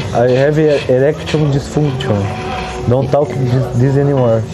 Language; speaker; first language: English; non-native, learner; Portuguese